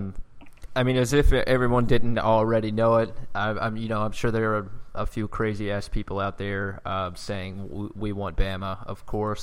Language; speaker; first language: English; native; English